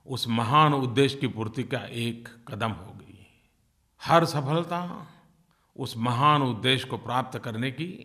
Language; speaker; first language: Hindi; non-native, local second language; Gujarati